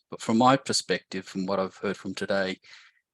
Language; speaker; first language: English; native; English